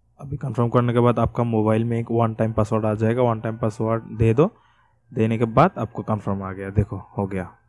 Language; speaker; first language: Hindi; non-native, fluent; Bangla